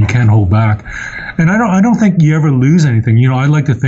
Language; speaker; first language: English; non-native, local second language; Cantonese